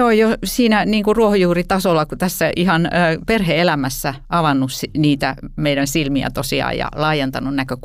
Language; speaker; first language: Finnish; native; Finnish